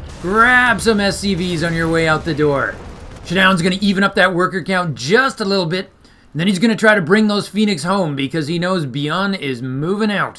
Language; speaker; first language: English; native; English